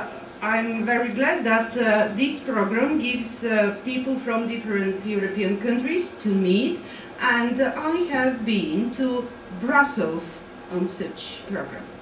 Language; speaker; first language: English; non-native, fluent; Bulgarian